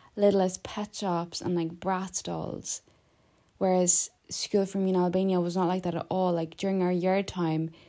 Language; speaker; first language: English; early bilingual, other home language; Albanian